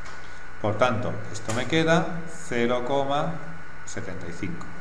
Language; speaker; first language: Spanish; native; Spanish